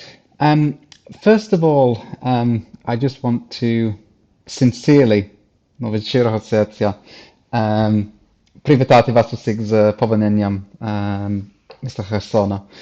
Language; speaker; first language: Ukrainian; non-native, fluent; English